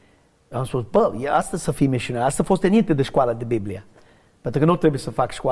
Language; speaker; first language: Romanian; non-native, learner; English